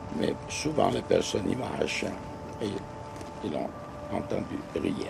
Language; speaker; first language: French; non-native, fluent; Italian